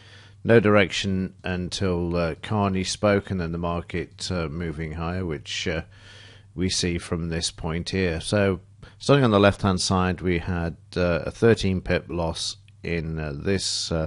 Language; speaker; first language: English; native; English